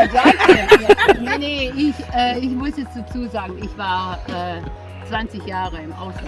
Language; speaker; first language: German; native; German